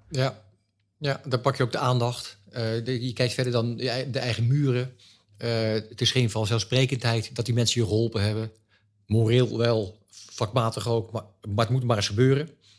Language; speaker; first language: Dutch; native; Dutch